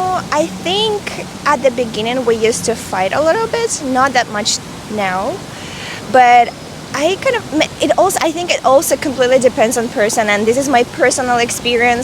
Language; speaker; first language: English; non-native, fluent; Russian